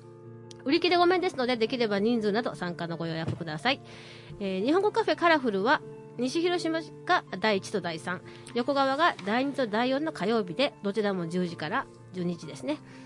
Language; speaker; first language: Japanese; native; Japanese